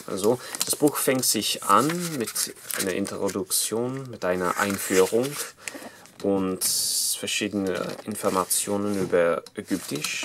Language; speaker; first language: German; non-native, fluent; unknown